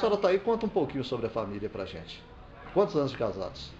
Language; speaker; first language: Portuguese; native; Portuguese